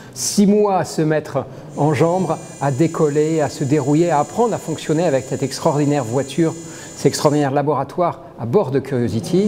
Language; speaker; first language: French; native; French